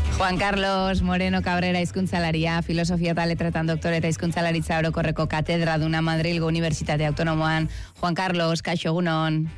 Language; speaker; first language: Basque; native; Basque